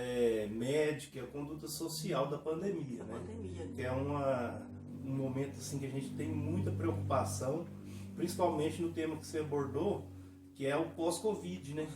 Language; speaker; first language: Portuguese; native; Portuguese